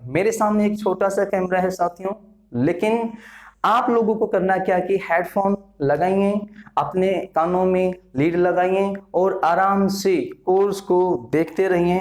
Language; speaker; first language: Hindi; native; Hindi